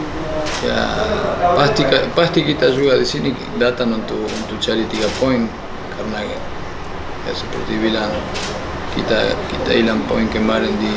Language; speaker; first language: Indonesian; non-native, fluent; Spanish